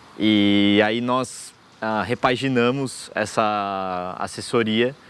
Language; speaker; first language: Portuguese; native; Portuguese